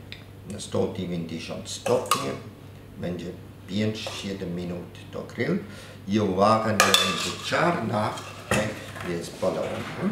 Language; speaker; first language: Polish; non-native, learner; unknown